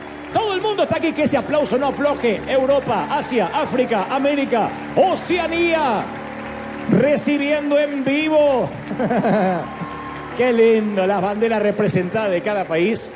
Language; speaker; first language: Spanish; native; Spanish